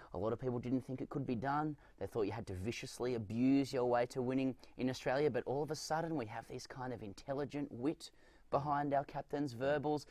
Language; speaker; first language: English; native; English